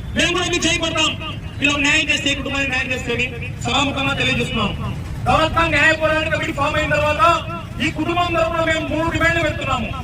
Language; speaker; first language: Telugu; native; Telugu